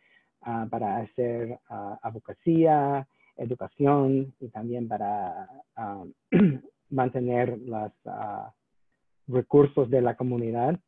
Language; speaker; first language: Spanish; non-native, learner; English